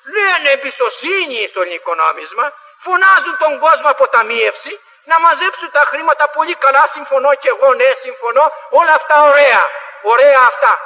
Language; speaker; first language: Greek; native; Greek